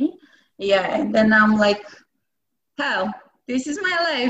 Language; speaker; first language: English; non-native, fluent; Russian